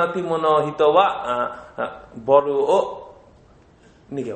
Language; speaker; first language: Japanese; non-native, learner; Bangla